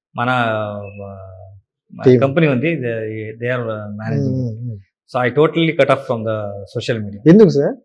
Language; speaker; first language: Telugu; non-native, learner; Kannada